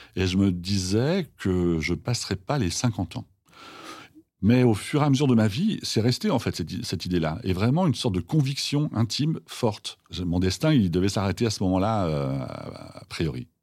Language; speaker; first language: French; native; French